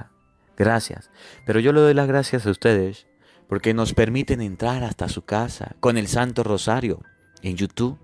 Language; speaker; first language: Spanish; native; Spanish